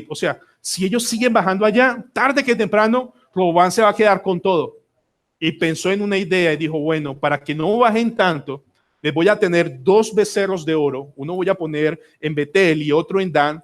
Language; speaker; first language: Spanish; native; Spanish